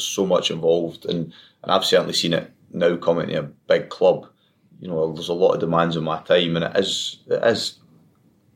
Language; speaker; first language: English; native; English